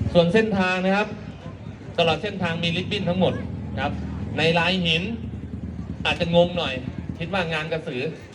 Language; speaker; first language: Thai; native; Thai